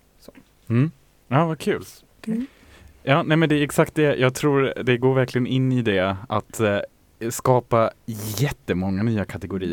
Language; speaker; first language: Swedish; native; Swedish